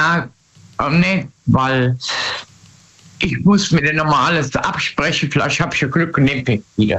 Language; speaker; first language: German; native; German